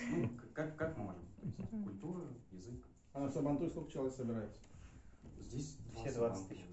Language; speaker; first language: Russian; native; Russian